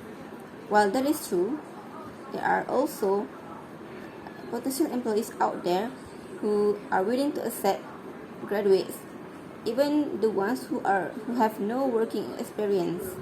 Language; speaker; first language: English; non-native, local second language; Malay